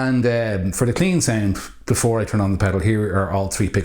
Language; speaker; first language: English; native; English